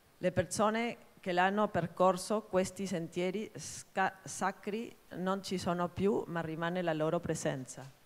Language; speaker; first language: Italian; non-native, fluent; Spanish